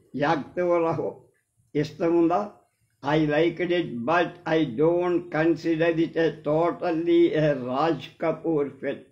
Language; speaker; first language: English; non-native, local second language; Telugu